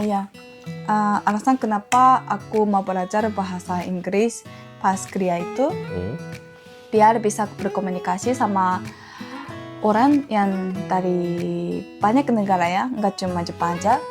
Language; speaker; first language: Indonesian; non-native, fluent; Japanese